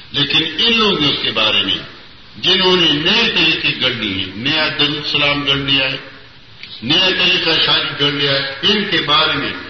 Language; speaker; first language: Urdu; non-native, local second language; Pashto